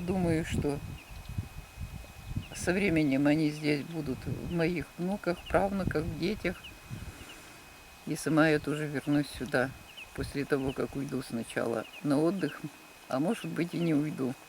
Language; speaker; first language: Russian; native; Russian